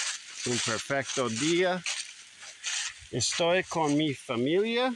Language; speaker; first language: Spanish; non-native, learner; English